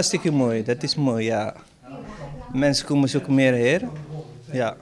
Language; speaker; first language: Dutch; non-native, learner; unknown